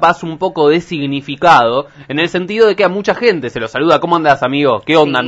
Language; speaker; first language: Spanish; native; Spanish